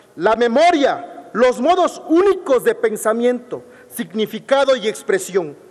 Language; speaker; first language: Spanish; non-native, local second language; Zapotec